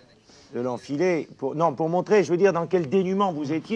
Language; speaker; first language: French; native; French